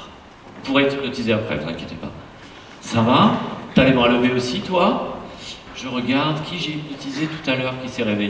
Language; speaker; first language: French; native; French